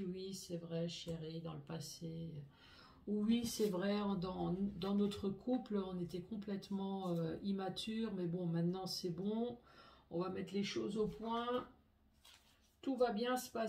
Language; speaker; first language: French; native; French